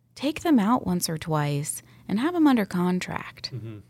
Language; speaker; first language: English; native; English